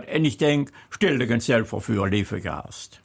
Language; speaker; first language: German; native; German